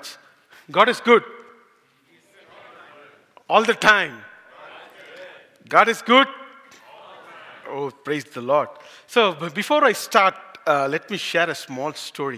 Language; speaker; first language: English; non-native, local second language; Tamil